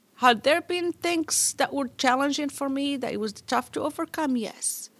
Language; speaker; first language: English; non-native, fluent; Arabic